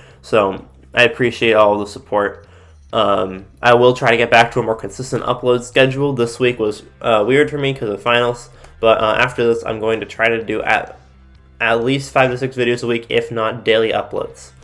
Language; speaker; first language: English; native; English